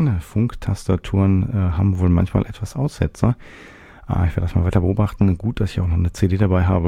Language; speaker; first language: German; native; German